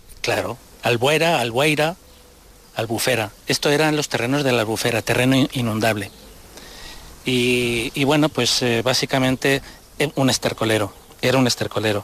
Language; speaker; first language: Spanish; native; Spanish